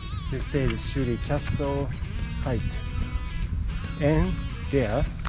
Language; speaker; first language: English; non-native, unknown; Japanese